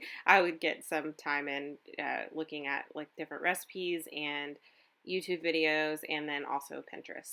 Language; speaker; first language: English; native; English